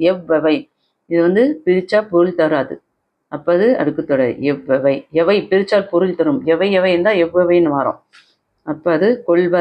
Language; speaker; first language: Tamil; native; Tamil